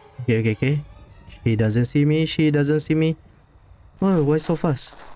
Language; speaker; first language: English; non-native, local second language; Malay